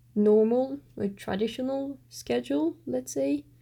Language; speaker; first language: English; non-native, fluent; French